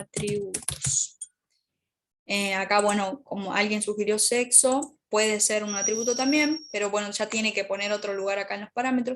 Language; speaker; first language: Spanish; native; Spanish